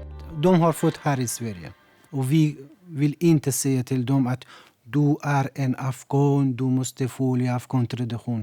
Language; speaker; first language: Swedish; non-native, learner; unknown